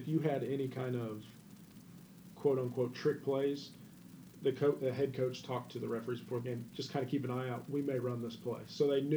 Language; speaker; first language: English; native; English